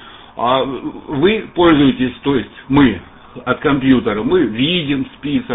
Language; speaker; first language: Russian; native; Russian